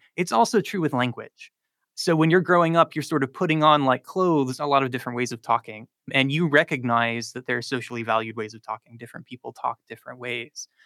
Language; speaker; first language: English; native; English